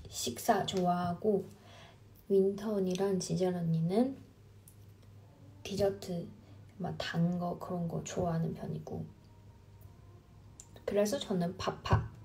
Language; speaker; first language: Korean; non-native, fluent; Chinese